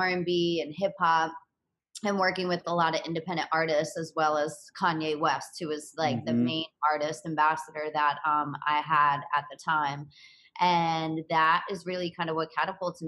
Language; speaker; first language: English; native; English